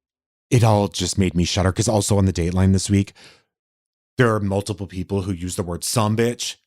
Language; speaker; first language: English; native; English